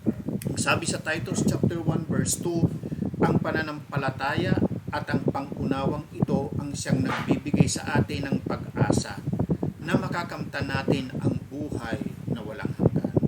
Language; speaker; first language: Filipino; native; Filipino